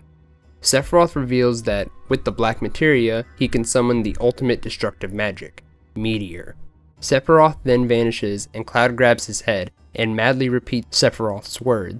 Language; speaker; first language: English; native; English